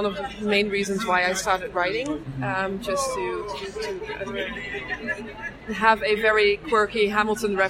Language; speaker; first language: English; non-native, fluent; Dutch